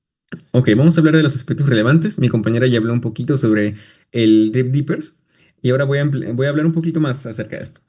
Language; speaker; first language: Spanish; native; Spanish